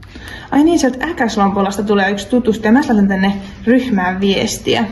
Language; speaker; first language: Finnish; native; Finnish